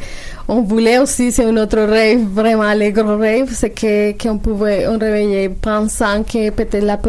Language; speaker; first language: French; non-native, learner; Spanish